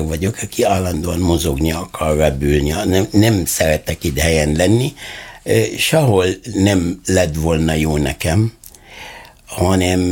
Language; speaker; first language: Hungarian; non-native, fluent; Arabic